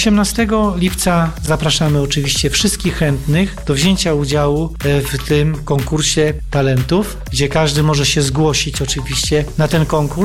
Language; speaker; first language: Polish; native; Polish